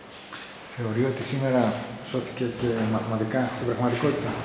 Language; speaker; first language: Greek; native; Greek